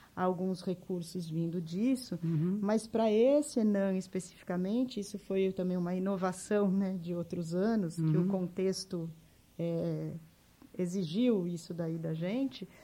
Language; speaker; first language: Portuguese; native; Portuguese